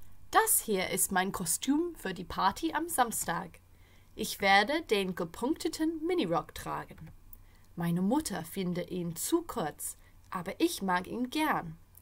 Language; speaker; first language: German; non-native, fluent; English